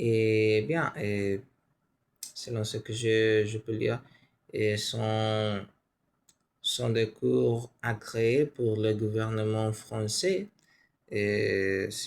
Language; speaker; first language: French; non-native, learner; Spanish